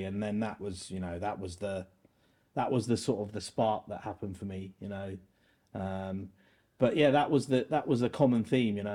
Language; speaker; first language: English; native; English